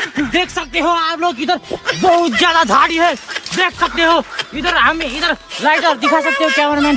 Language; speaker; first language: Hindi; non-native, learner; Nepali